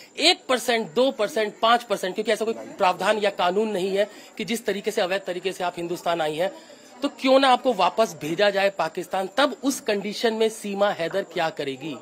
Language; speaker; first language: Hindi; native; Hindi